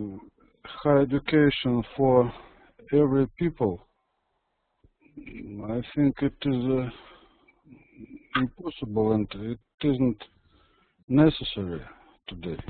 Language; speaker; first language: English; non-native, learner; Russian